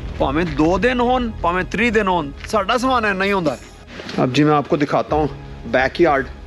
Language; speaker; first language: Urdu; non-native, local second language; Punjabi